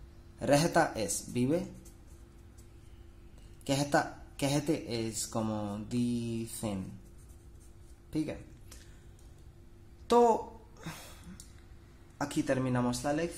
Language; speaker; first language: Spanish; non-native, fluent; Hindi